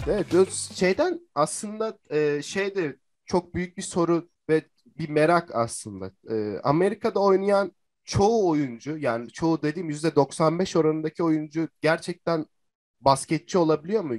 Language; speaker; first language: Turkish; native; Turkish